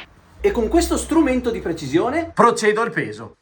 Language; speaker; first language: Italian; native; Italian